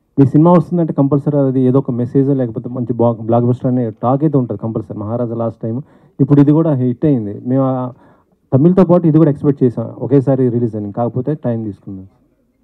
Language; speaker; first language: Telugu; native; Telugu